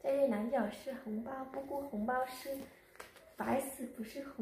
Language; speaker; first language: Chinese; non-native, learner; Vietnamese